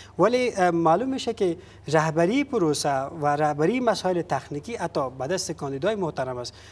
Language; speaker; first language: Persian; native; Persian